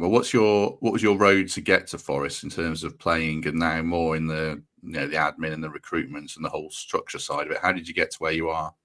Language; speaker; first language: English; native; English